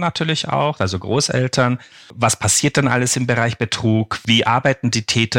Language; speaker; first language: German; non-native, fluent; Turkish